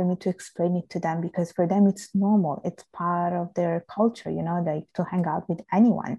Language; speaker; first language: English; non-native, fluent; Italian